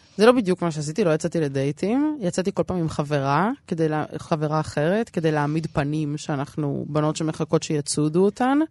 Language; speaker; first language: Hebrew; early bilingual, other home language; Russian